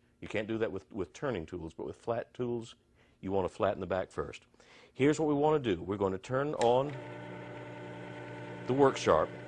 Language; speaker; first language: English; native; English